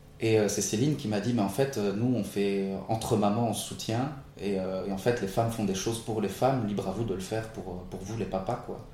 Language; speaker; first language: French; native; French